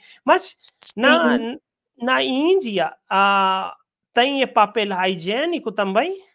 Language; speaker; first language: Portuguese; non-native, learner; Hindi